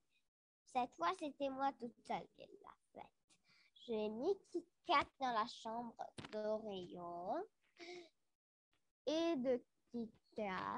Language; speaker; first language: French; non-native, local second language; Arabic